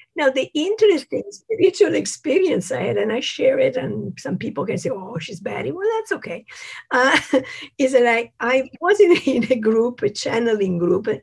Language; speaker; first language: English; non-native, fluent; Italian